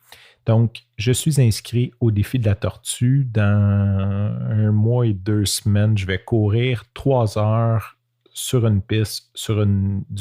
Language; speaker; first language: French; native; French